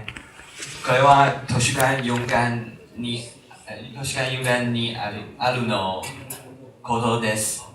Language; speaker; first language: Japanese; non-native, learner; Chinese